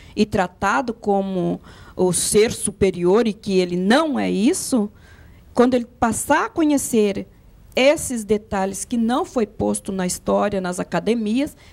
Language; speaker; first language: Portuguese; native; Portuguese